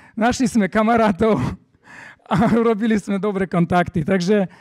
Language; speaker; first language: Slovak; non-native, fluent; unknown